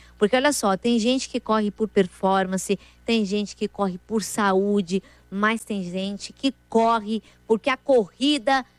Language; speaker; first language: Portuguese; native; Portuguese